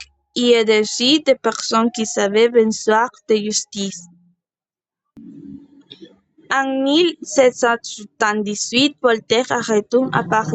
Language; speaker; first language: French; non-native, learner; Spanish